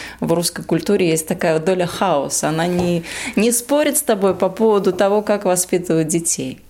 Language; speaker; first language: Russian; native; Russian